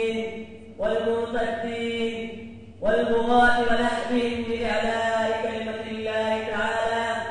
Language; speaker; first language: Arabic; non-native, fluent; Urdu